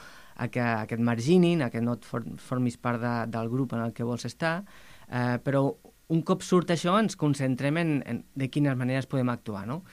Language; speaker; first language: Catalan; native; Catalan